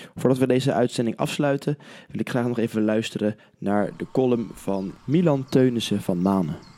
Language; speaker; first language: Dutch; native; Dutch